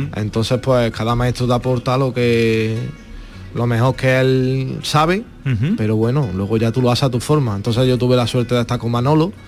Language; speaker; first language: Spanish; native; Spanish